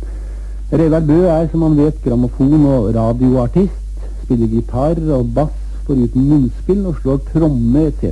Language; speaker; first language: Norwegian; native; Norwegian